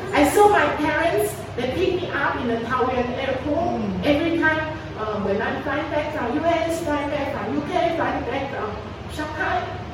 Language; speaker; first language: English; non-native, fluent; Chinese